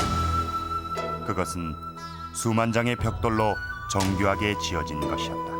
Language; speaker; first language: Korean; native; Korean